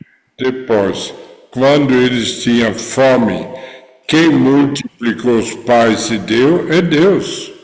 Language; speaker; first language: Portuguese; non-native, fluent; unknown